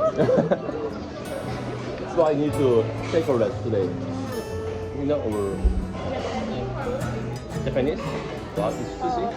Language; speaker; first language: English; non-native, learner; Korean